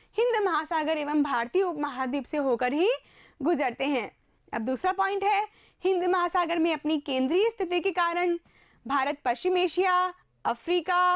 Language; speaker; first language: Hindi; native; Hindi